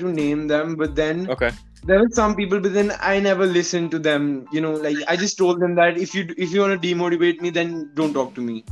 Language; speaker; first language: English; non-native, local second language; Hindi